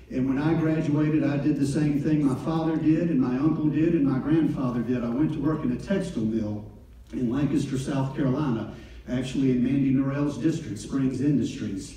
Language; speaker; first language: English; native; English